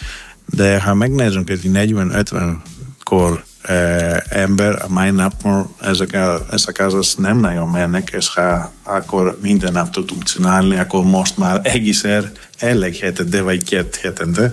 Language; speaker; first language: Hungarian; non-native, fluent; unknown